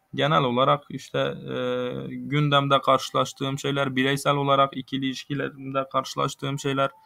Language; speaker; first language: Turkish; non-native, local second language; Kurdish